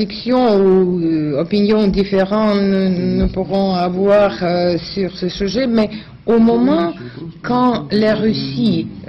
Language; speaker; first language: French; non-native, fluent; Russian